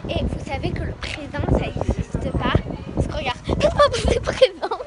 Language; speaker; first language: French; native; French